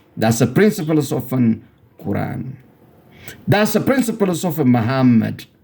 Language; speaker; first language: English; non-native, learner; Amharic